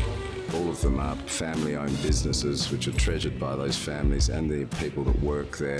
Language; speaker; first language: English; native; English